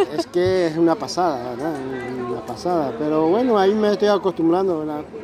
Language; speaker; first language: Spanish; native; Spanish